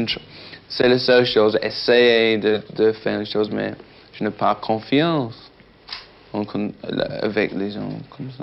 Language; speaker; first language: French; non-native, learner; English